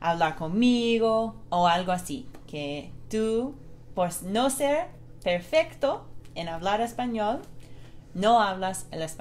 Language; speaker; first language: Spanish; non-native, fluent; English